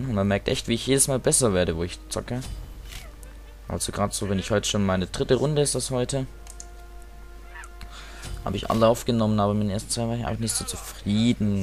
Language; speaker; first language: German; native; German